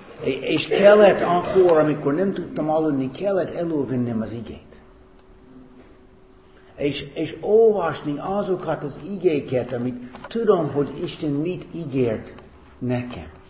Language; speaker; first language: Hungarian; non-native, fluent; English